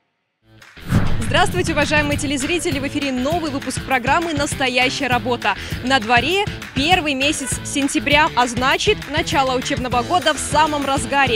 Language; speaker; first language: Russian; native; Russian